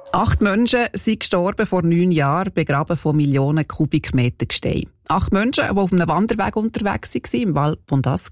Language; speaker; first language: German; native; German